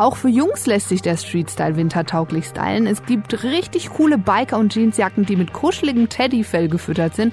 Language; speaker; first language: German; native; German